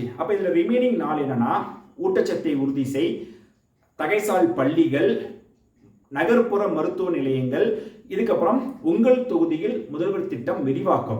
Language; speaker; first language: Tamil; native; Tamil